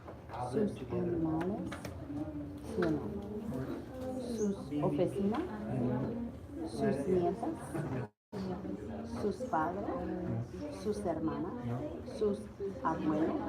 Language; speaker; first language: Spanish; non-native, learner; English